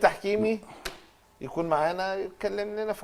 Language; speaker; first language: Arabic; native; Arabic